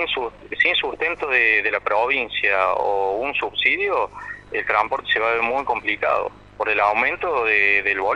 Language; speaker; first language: Spanish; native; Spanish